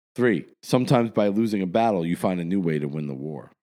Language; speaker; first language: English; native; English